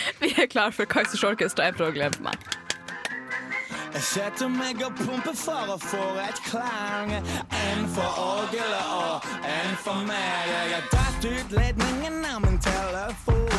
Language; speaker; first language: Norwegian; native; Norwegian